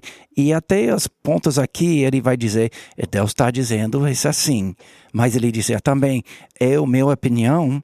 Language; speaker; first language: Portuguese; non-native, learner; English